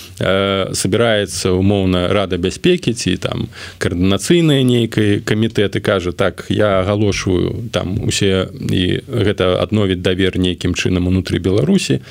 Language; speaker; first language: Belarusian; non-native, local second language; Russian